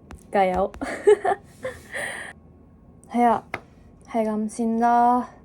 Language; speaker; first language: Cantonese; non-native, learner; Japanese